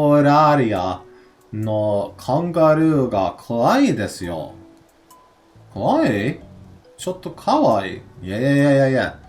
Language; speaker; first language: Japanese; non-native, learner; English